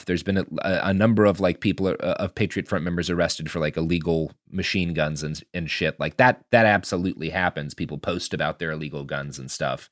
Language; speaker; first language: English; native; English